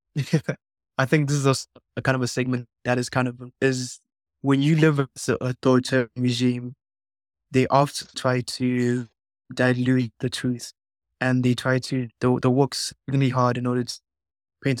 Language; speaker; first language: English; non-native, local second language; Shona